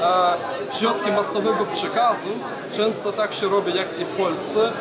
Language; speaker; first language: Polish; non-native, fluent; Belarusian